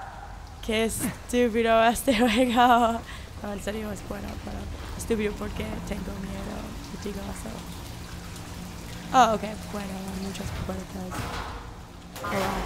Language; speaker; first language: Spanish; non-native, learner; English